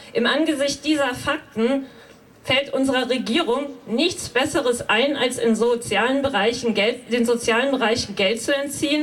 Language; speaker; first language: German; native; German